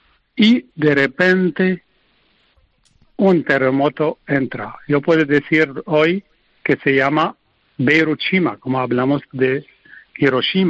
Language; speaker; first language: Spanish; non-native, fluent; Arabic